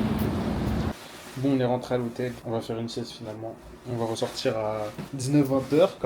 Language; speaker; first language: French; native; French